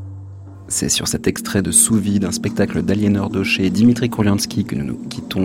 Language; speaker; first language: French; native; French